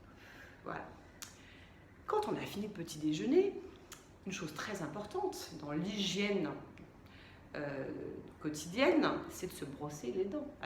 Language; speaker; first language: French; native; French